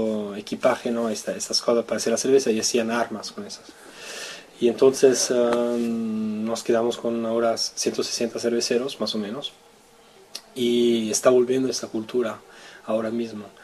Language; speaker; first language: Spanish; non-native, fluent; French